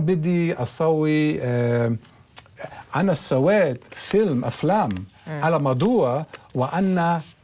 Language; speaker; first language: Arabic; non-native, learner; English